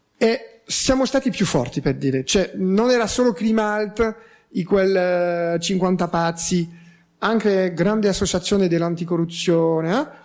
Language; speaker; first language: Italian; non-native, fluent; French